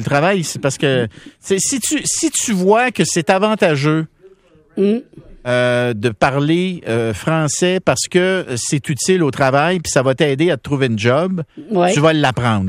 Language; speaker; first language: French; native; French